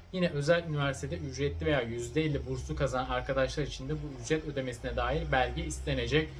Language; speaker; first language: Turkish; native; Turkish